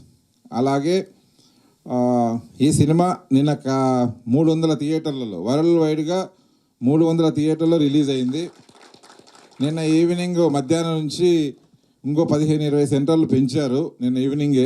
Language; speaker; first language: Telugu; native; Telugu